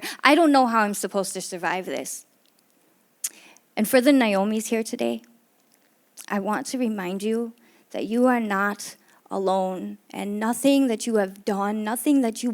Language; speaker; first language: English; native; English